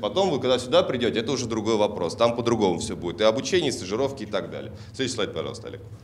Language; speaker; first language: Russian; native; Russian